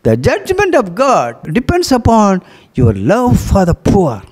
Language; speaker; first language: English; non-native, local second language; Tamil